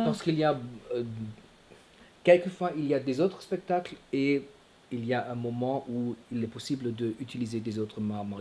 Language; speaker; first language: French; non-native, fluent; German